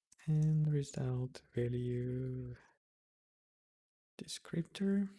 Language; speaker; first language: English; non-native, fluent; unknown